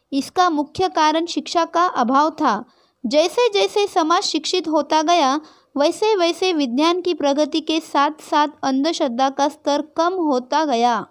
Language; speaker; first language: Hindi; non-native, local second language; Marathi